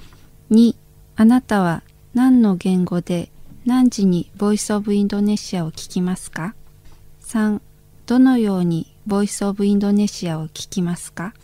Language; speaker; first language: Japanese; non-native, fluent; Indonesian